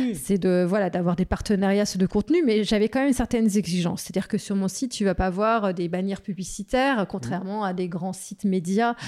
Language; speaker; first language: French; native; French